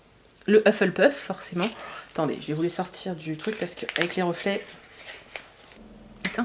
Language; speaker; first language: French; native; French